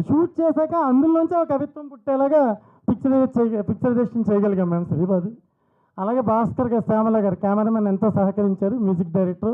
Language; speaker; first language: Telugu; native; Telugu